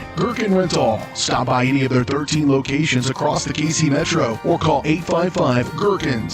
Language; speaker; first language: English; native; English